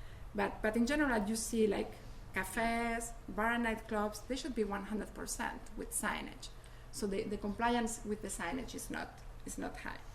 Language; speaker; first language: English; non-native, fluent; Spanish